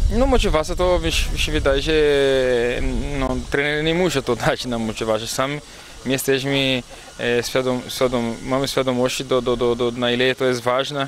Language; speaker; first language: Polish; non-native, learner; Portuguese